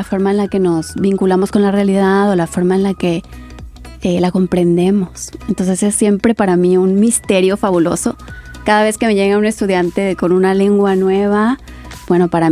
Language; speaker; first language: Spanish; native; Spanish